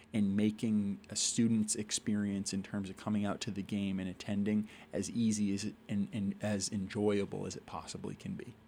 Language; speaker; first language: English; native; English